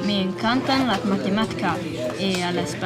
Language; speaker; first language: Spanish; non-native, learner; English